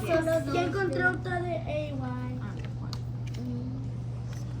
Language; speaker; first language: Spanish; early bilingual, heritage; Spanish